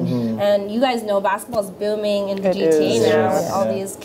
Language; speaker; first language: English; early bilingual, other home language; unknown